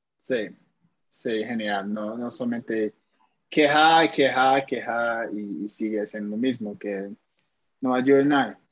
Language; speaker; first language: Spanish; non-native, fluent; English